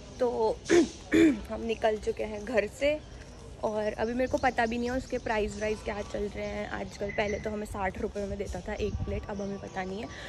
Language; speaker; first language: Hindi; native; Hindi